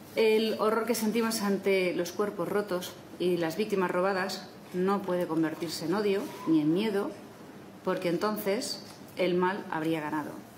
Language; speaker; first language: Spanish; native; Spanish